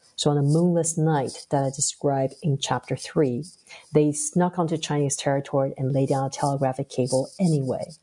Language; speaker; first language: English; early bilingual, other home language; Chinese